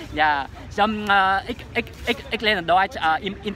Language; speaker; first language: German; non-native, learner; Vietnamese